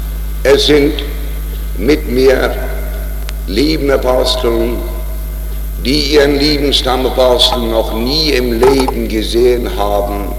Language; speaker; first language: German; non-native, fluent; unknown